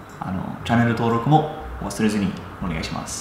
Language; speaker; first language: Japanese; non-native, fluent; English